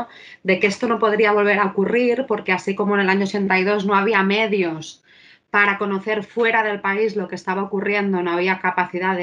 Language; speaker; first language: Spanish; native; Spanish